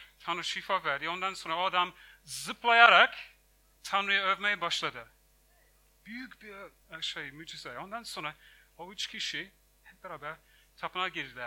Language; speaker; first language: Turkish; non-native, fluent; English